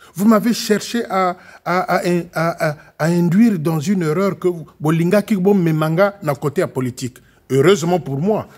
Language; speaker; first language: French; non-native, local second language; Lingala